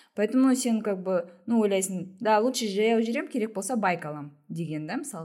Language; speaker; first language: Russian; non-native, local second language; Kazakh